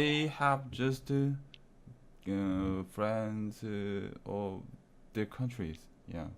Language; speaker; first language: English; non-native, learner; Korean